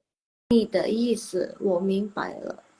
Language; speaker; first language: Chinese; non-native, local second language; Indonesian